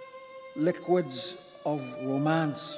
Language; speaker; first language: English; native; English